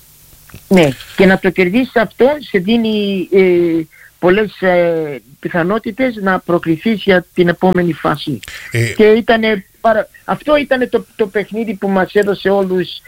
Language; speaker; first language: Greek; early bilingual, heritage; Greek